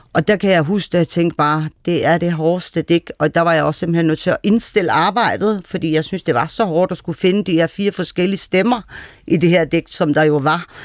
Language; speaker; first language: Danish; early bilingual, other home language; Persian